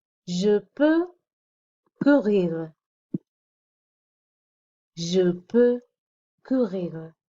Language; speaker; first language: French; non-native, fluent; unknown